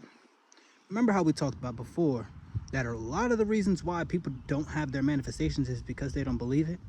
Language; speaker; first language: English; native; English